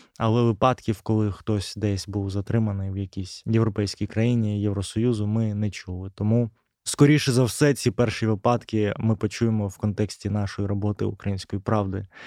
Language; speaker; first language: Ukrainian; native; Ukrainian